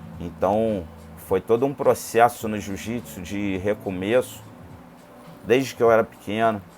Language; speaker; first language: Portuguese; native; Portuguese